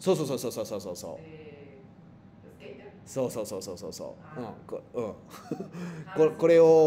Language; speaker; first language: Japanese; non-native, fluent; Spanish